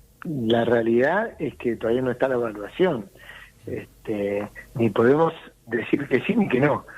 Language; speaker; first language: Spanish; native; Spanish